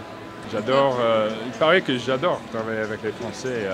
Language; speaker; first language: French; non-native, fluent; English